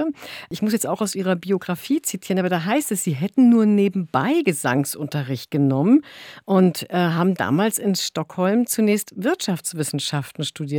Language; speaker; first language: German; native; German